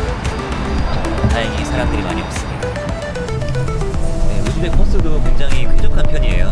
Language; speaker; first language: Korean; native; Korean